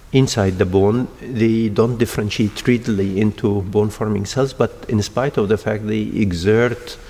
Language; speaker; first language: English; non-native, fluent; Arabic